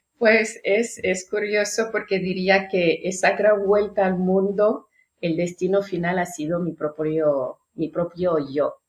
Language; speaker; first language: Spanish; non-native, fluent; French